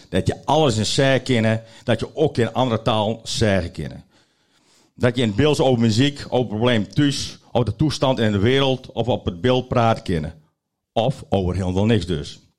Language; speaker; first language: Dutch; non-native, local second language; Western Frisian